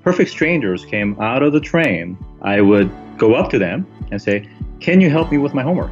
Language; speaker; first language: English; early bilingual, other home language; Korean